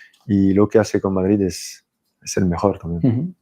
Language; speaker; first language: Spanish; non-native, fluent; French